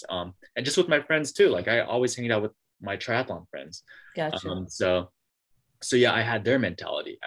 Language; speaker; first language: English; native; English